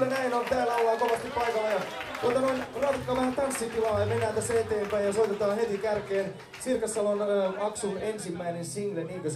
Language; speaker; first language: Finnish; native; Finnish